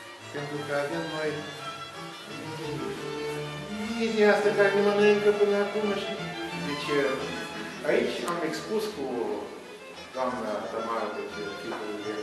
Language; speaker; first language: Romanian; non-native, local second language; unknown